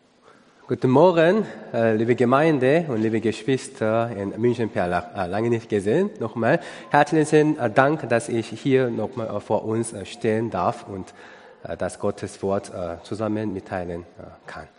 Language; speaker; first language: German; non-native, learner; Korean